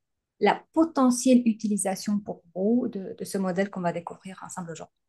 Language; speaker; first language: French; native; French